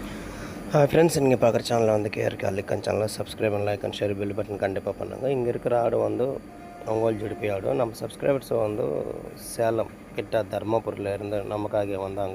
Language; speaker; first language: Tamil; native; Tamil